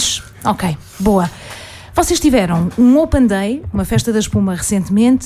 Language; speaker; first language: Portuguese; native; Portuguese